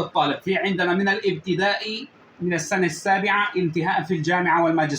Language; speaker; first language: Arabic; native; Arabic